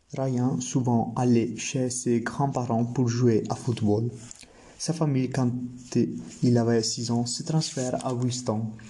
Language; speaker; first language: French; non-native, learner; Italian